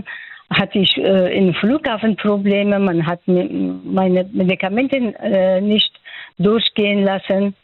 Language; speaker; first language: German; non-native, fluent; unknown